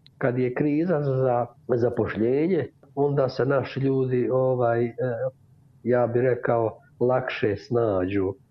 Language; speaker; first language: Serbian; native; Serbian